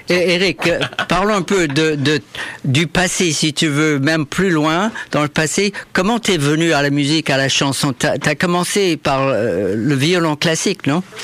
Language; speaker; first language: French; native; French